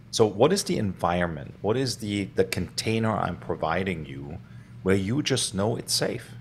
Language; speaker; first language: English; non-native, fluent; German